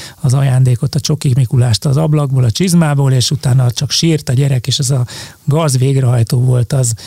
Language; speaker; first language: Hungarian; native; Hungarian